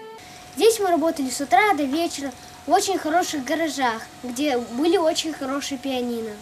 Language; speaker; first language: Russian; native; Russian